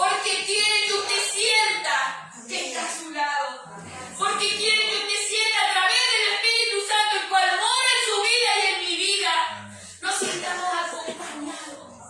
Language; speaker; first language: Spanish; native; Spanish